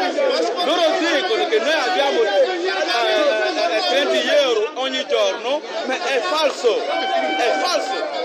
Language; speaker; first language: Italian; non-native, fluent; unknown